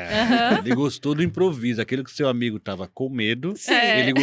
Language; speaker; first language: Portuguese; native; Portuguese